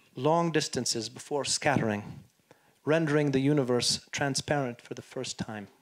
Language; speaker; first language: English; early bilingual, other home language; Hebrew